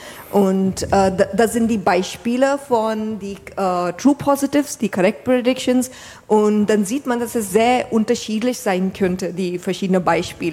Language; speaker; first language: German; non-native, fluent; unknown